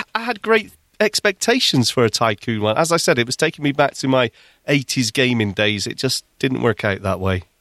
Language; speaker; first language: English; native; English